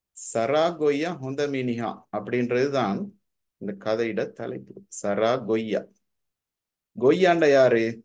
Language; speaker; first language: Tamil; native; Tamil